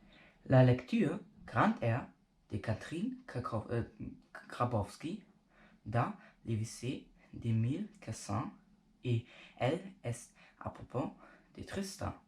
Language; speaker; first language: French; non-native, learner; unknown